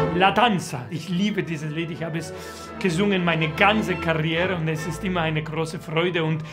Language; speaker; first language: German; non-native, fluent; Spanish